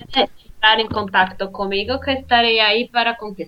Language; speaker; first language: Spanish; non-native, fluent; Portuguese